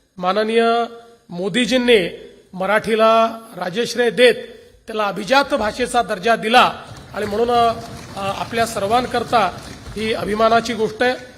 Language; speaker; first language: Marathi; native; Marathi